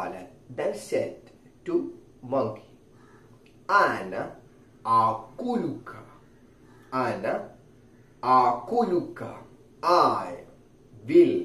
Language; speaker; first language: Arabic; non-native, fluent; Malayalam